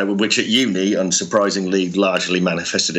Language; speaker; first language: English; native; English